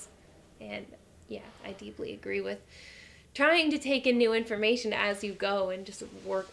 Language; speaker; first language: English; native; English